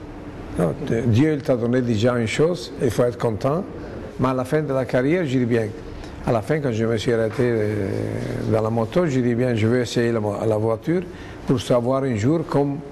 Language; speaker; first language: French; non-native, fluent; Italian